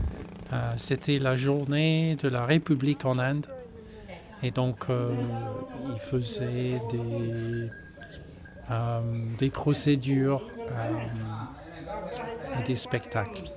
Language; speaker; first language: French; non-native, fluent; English